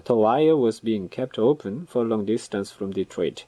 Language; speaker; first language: English; non-native, fluent; Korean